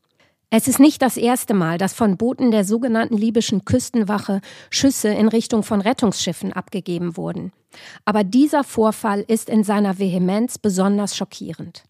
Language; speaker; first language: German; native; German